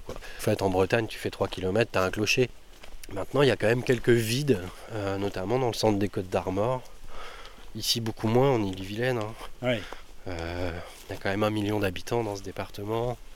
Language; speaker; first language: French; native; French